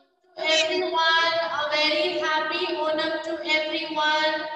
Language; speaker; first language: English; non-native, local second language; Hindi